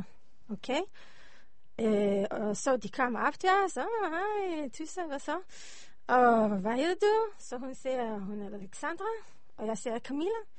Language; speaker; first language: Danish; non-native, learner; Hebrew